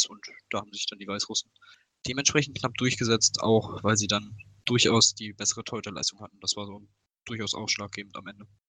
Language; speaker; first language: German; native; German